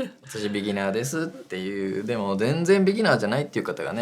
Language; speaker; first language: Japanese; native; Japanese